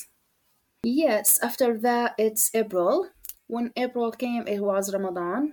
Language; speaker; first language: English; non-native, learner; Arabic